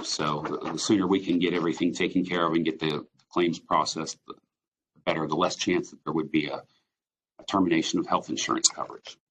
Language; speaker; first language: English; native; English